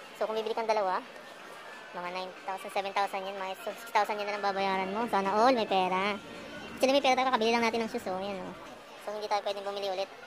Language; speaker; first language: Filipino; native; Filipino